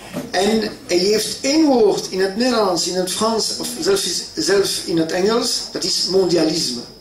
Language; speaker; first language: Dutch; non-native, local second language; French